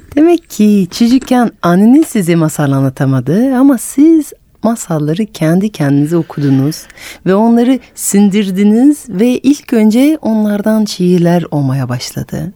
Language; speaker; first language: Turkish; non-native, fluent; French